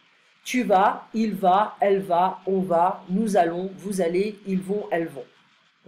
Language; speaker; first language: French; non-native, fluent; English